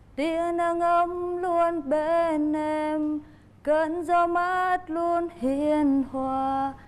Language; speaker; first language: Vietnamese; native; Vietnamese